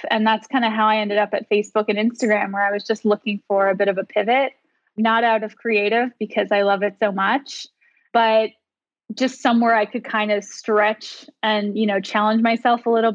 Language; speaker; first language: English; native; English